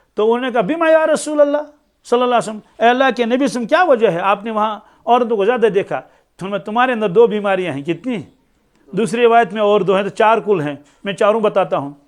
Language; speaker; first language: Urdu; non-native, local second language; Kashmiri